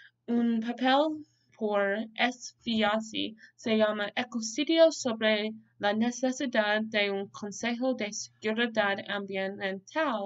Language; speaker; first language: Spanish; non-native, learner; English